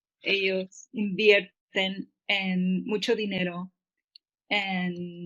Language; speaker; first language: Spanish; early bilingual, heritage; Spanish